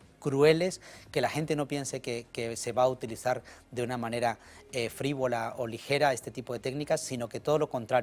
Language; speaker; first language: Spanish; native; Spanish